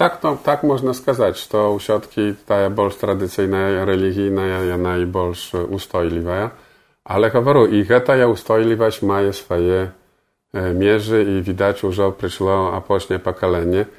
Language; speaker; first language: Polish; non-native, local second language; Belarusian